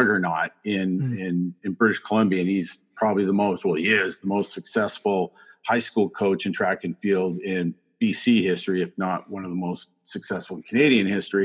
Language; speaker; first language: English; native; English